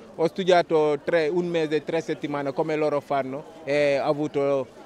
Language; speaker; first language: Italian; non-native, learner; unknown